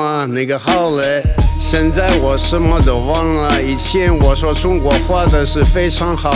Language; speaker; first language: Chinese; non-native, learner; Russian